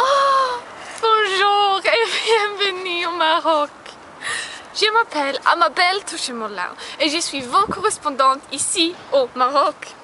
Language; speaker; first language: French; non-native, learner; Swedish